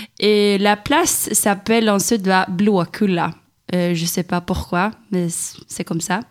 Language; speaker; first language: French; non-native, fluent; Swedish